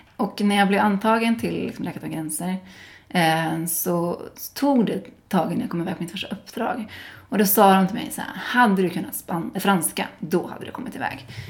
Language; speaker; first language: Swedish; native; Swedish